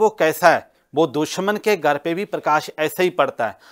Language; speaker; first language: Hindi; non-native, local second language; Punjabi